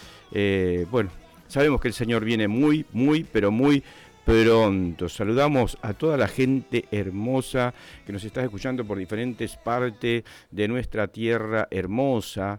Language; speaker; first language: Spanish; native; Spanish